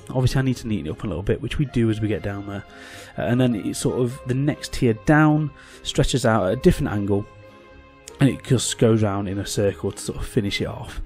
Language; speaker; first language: English; native; English